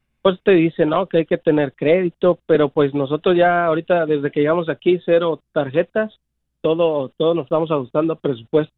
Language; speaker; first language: Spanish; native; Spanish